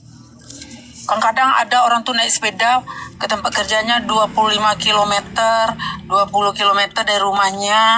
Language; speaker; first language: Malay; non-native, local second language; Minangkabau